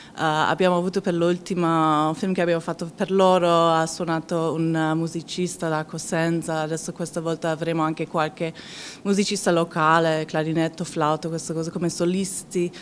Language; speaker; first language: Italian; non-native, fluent; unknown